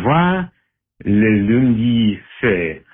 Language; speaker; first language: French; non-native, learner; English